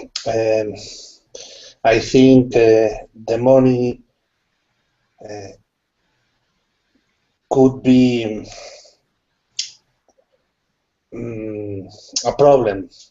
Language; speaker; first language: English; non-native, learner; Spanish